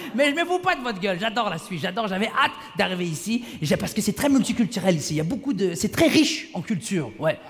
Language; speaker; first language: French; early bilingual, other home language; Arabic